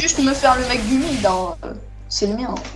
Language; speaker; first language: French; native; French